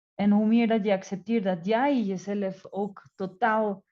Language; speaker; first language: Dutch; non-native, fluent; Spanish